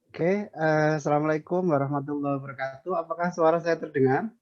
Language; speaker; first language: Indonesian; native; Indonesian